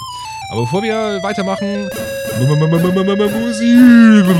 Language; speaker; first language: German; native; German